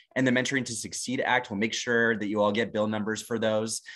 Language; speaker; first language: English; native; English